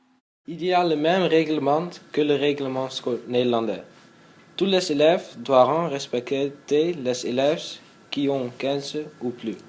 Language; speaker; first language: French; non-native, learner; Dutch